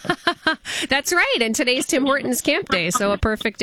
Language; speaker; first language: English; native; English